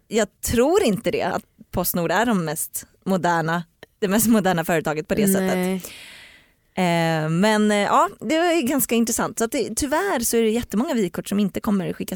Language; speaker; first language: Swedish; native; Swedish